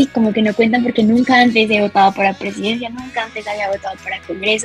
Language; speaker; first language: Spanish; native; Spanish